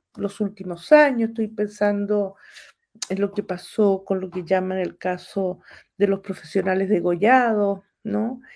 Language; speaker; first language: Spanish; native; Spanish